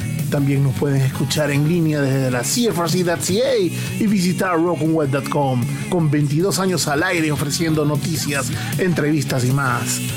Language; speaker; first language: Spanish; native; Spanish